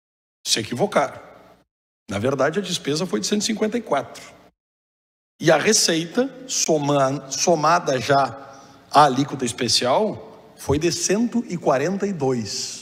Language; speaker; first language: Portuguese; native; Portuguese